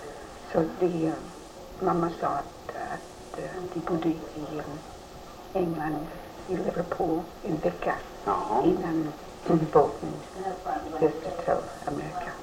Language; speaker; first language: Swedish; early bilingual, heritage; Swedish